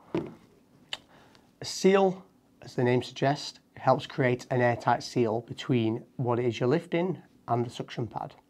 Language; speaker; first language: English; native; English